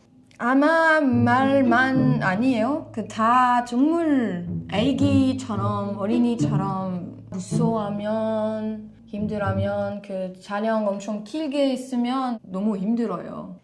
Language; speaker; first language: Korean; non-native, learner; French